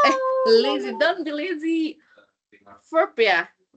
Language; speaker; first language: English; non-native, learner; Indonesian